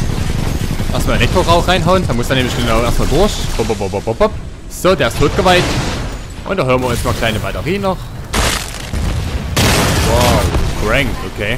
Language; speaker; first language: German; native; German